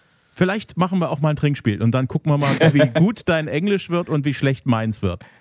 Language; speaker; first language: German; native; German